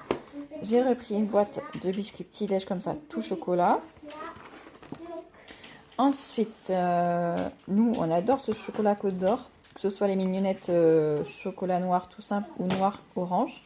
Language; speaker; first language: French; native; French